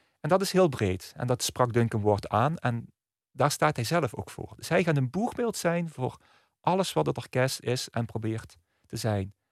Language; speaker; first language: Dutch; native; Dutch